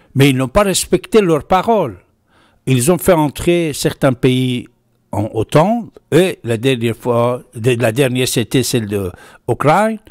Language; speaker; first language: French; non-native, fluent; Persian